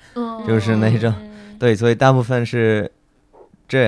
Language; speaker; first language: Chinese; non-native, fluent; English